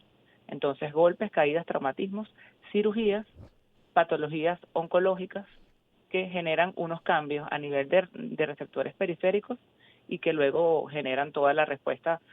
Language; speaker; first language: Spanish; native; Spanish